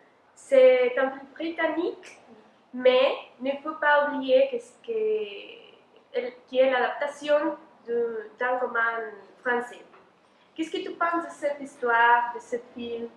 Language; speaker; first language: French; non-native, learner; Spanish